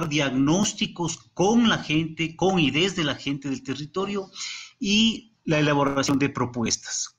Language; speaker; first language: Spanish; native; Spanish